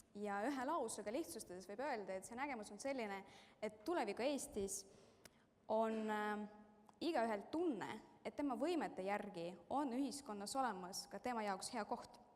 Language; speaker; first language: Estonian; non-native, local second language; Russian